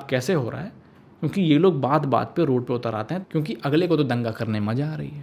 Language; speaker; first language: Hindi; native; Hindi